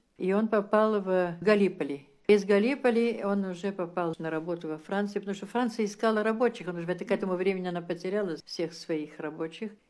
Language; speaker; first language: Russian; early bilingual, heritage; Russian